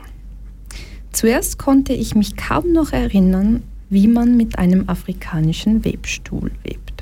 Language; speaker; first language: German; early bilingual, other home language; Portuguese